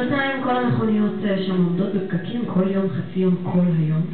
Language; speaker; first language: Hebrew; native; Hebrew